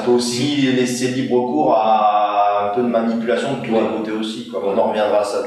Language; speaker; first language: French; native; French